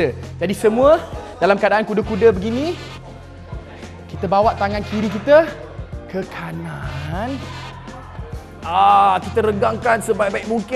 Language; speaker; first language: Malay; native; Malay